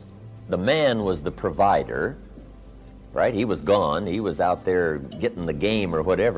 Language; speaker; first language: English; native; English